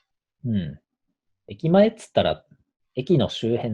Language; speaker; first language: Japanese; native; Japanese